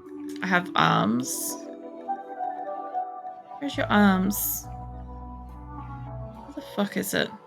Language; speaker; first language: English; native; English